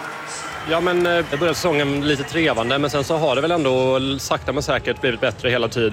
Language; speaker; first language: Swedish; native; Swedish